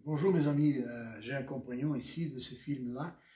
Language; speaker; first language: French; non-native, fluent; Portuguese